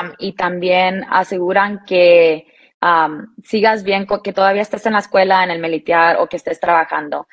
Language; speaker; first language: Spanish; early bilingual, heritage; Spanish